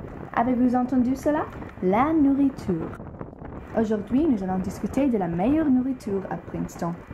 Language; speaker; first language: French; non-native, learner; English